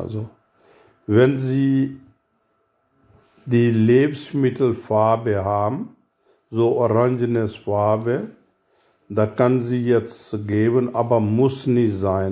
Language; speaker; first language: German; non-native, learner; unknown